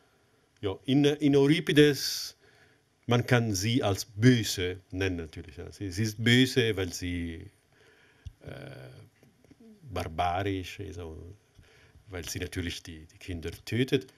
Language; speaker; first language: German; non-native, fluent; Italian